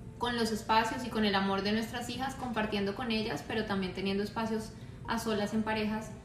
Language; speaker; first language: Spanish; native; Spanish